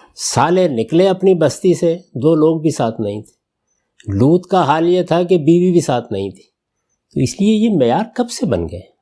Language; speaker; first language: Urdu; non-native, local second language; Punjabi